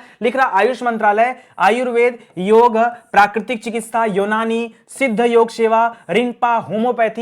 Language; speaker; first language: Hindi; native; Hindi